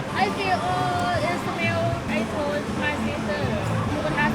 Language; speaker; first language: English; non-native, learner; Thai